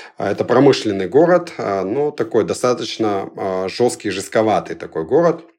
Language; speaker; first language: Russian; early bilingual, other home language; Georgian